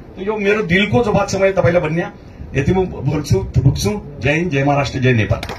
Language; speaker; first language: Nepali; early bilingual, heritage; Nepali